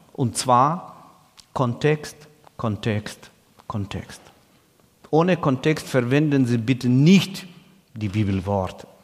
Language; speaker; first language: German; non-native, fluent; Russian